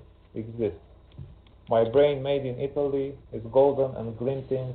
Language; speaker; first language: English; non-native, fluent; Hungarian